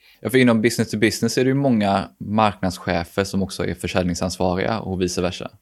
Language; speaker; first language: Swedish; native; Swedish